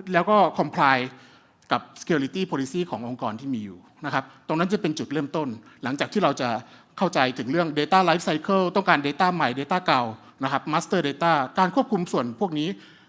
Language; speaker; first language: Thai; early bilingual, heritage; Thai